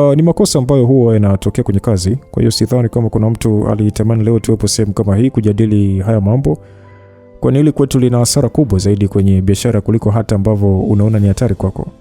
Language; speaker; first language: Swahili; native; Swahili